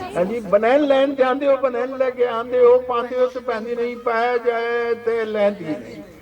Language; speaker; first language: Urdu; non-native, local second language; Punjabi